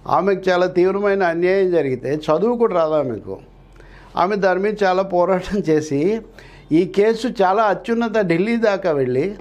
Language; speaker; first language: Telugu; native; Telugu